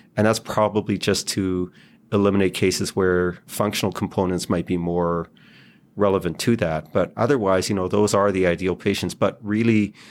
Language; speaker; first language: English; non-native, fluent; Hebrew